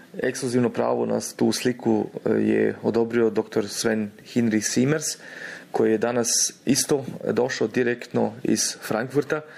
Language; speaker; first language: Serbian; early bilingual, heritage; Serbian